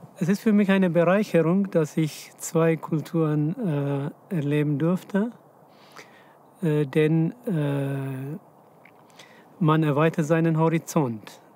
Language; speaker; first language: German; non-native, fluent; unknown